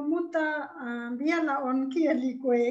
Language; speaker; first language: Finnish; non-native, learner; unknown